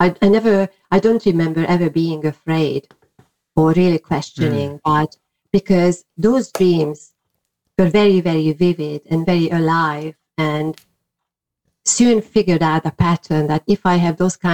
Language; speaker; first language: English; non-native, fluent; Hungarian